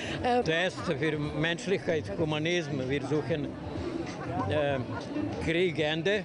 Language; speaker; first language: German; non-native, learner; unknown